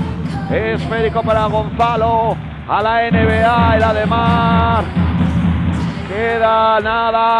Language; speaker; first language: Spanish; native; Spanish